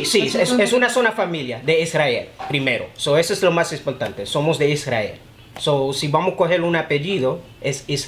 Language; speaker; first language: Spanish; early bilingual, heritage; Spanish